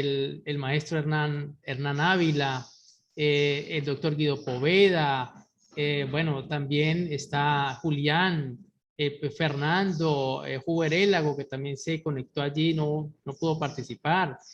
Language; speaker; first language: Spanish; native; Spanish